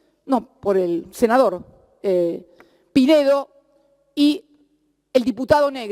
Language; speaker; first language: Spanish; native; Spanish